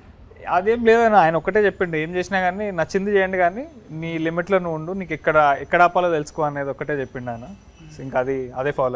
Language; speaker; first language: Telugu; native; Telugu